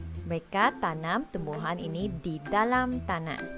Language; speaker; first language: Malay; non-native, local second language; Chinese